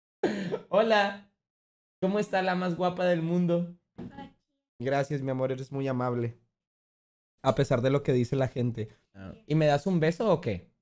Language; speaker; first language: Spanish; native; Spanish